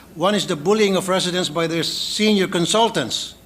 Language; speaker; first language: English; non-native, local second language; Filipino